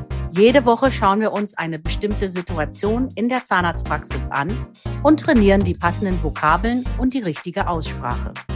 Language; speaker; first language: German; native; German